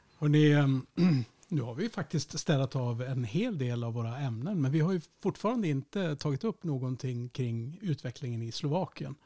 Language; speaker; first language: Swedish; native; Swedish